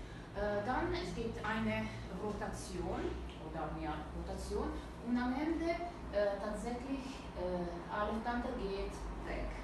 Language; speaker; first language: German; non-native, learner; Italian